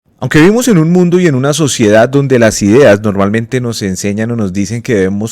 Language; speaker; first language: Spanish; native; Spanish